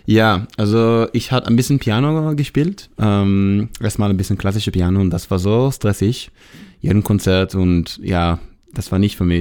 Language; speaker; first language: German; non-native, learner; Hebrew